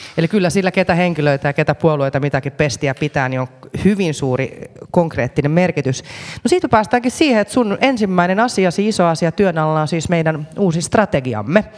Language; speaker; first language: Finnish; native; Finnish